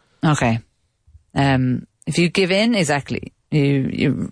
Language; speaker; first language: English; native; English